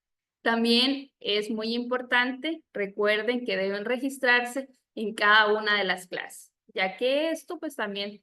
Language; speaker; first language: Spanish; native; Spanish